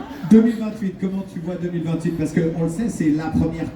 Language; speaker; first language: French; native; French